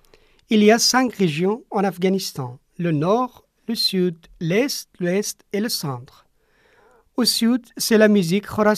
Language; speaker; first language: French; non-native, fluent; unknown